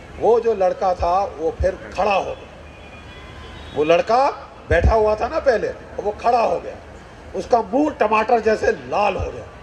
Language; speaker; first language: Hindi; native; Hindi